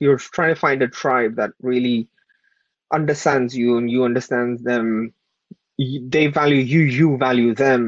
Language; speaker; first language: English; non-native, local second language; Urdu